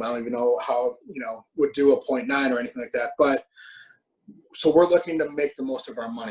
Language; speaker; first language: English; native; English